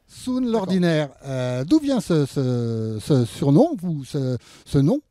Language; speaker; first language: French; native; French